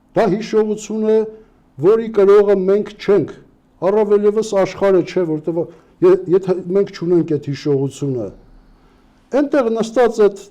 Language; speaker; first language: Armenian; native; Armenian